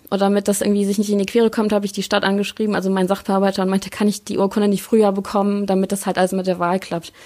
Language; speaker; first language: German; early bilingual, other home language; Polish